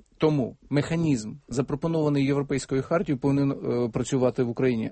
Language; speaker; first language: Ukrainian; non-native, fluent; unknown